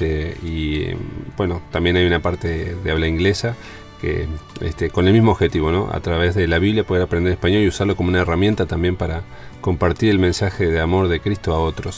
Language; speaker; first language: Spanish; native; Spanish